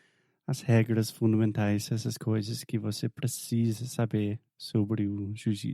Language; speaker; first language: Portuguese; non-native, fluent; English